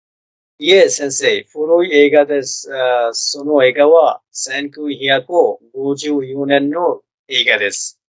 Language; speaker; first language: Japanese; non-native, learner; Bangla